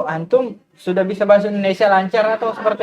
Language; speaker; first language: Indonesian; native; Indonesian